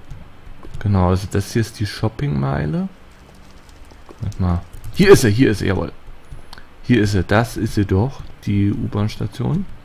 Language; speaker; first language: German; native; German